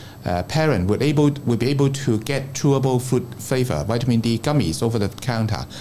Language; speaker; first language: English; non-native, local second language; Cantonese